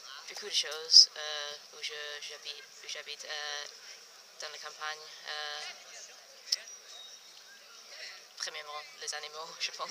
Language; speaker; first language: French; non-native, learner; English